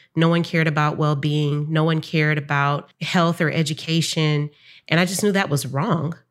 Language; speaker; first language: English; native; English